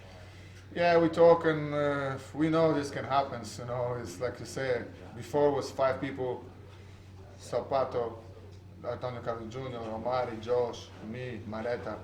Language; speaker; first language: English; non-native, fluent; Polish